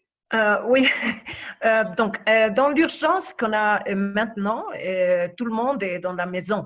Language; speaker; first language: French; non-native, fluent; Spanish